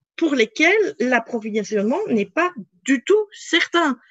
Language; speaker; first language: French; native; French